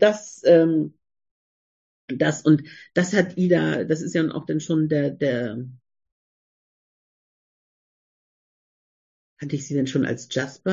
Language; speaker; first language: German; native; German